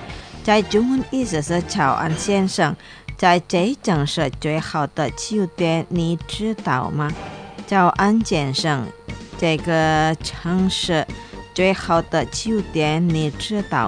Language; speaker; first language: Chinese; non-native, learner; Indonesian